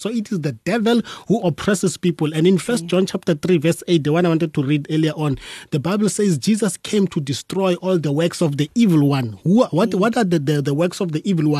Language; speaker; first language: English; non-native, local second language; Tswana